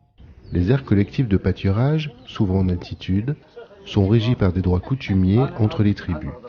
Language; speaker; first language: French; native; French